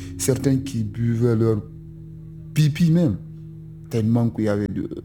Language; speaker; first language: French; non-native, local second language; Susu